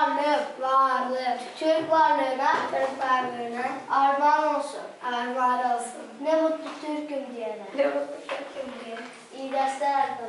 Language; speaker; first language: Turkish; native; Turkish